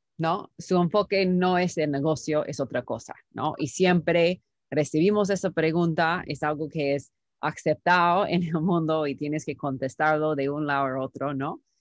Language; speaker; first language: Spanish; non-native, fluent; English